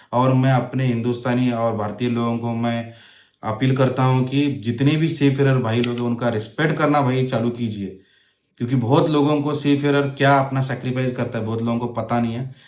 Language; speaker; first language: Hindi; non-native, local second language; Marathi